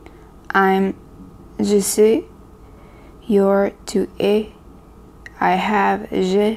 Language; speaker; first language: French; non-native, learner; English